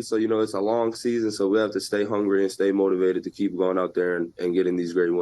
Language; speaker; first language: English; native; English